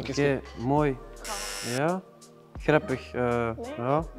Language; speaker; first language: Dutch; native; Dutch